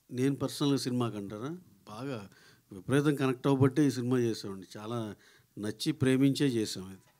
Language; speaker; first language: Telugu; native; Telugu